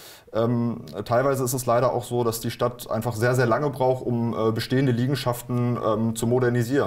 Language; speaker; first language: German; native; German